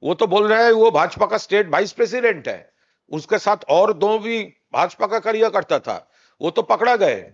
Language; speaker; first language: Hindi; non-native, local second language; Bangla